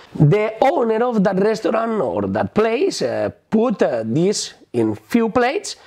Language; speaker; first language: English; non-native, fluent; Spanish